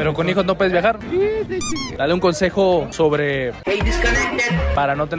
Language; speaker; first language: Spanish; native; Spanish